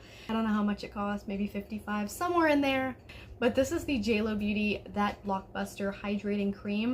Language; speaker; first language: English; native; English